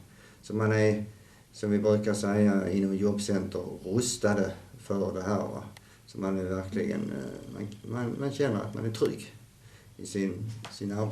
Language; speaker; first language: Swedish; native; Swedish